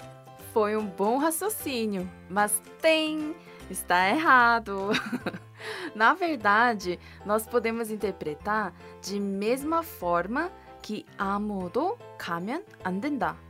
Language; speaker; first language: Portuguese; non-native, fluent; Korean